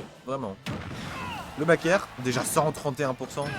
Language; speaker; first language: French; native; French